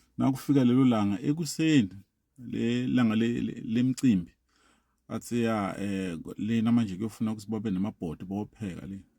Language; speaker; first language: Zulu; non-native, local second language; Swati